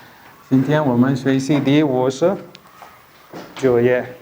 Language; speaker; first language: Chinese; non-native, fluent; Pashto